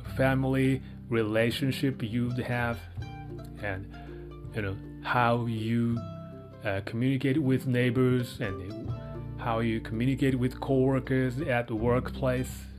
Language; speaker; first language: English; non-native, fluent; Japanese